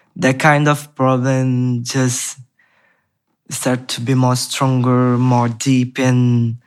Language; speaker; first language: English; non-native, learner; Portuguese